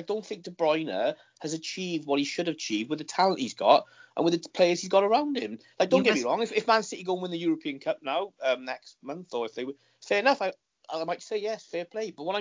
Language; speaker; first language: English; native; English